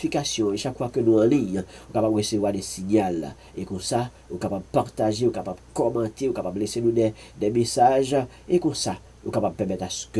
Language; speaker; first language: French; non-native, learner; Haitian Creole